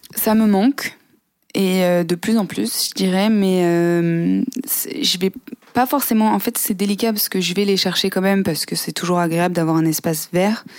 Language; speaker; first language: French; native; French